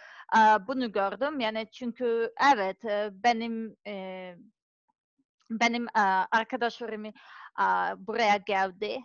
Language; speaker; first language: Turkish; non-native, learner; Serbian